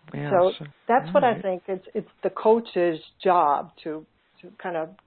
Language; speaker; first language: English; non-native, fluent; Finnish